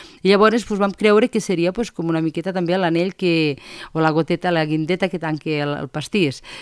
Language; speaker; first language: Catalan; native; Catalan